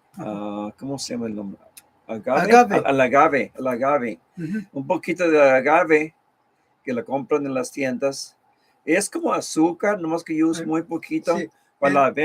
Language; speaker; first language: Spanish; early bilingual, heritage; Spanish